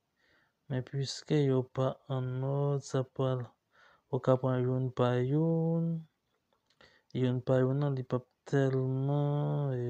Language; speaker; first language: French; non-native, learner; Haitian Creole